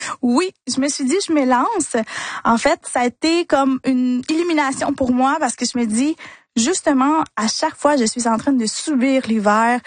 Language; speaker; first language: French; early bilingual, other home language; Spanish